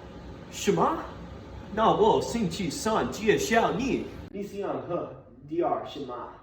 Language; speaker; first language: Chinese; non-native, learner; English